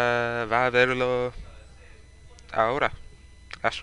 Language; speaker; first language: Spanish; non-native, learner; English